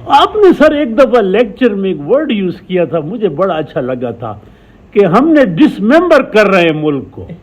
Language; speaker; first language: Urdu; non-native, local second language; Pashto